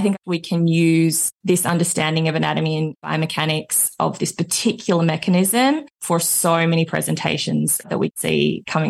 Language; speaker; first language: English; native; English